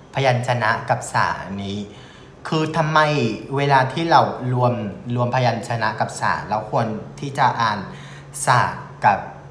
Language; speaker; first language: Thai; non-native, fluent; Vietnamese